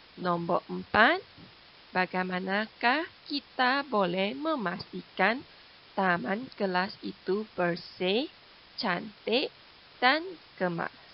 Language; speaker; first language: Malay; non-native, local second language; Chinese